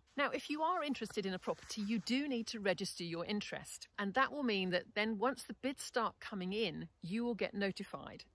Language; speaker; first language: English; native; English